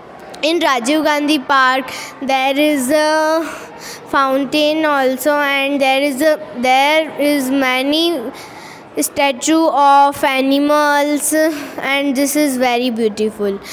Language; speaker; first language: English; non-native, learner; Hindi